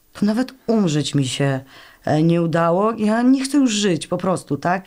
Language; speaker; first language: Polish; native; Polish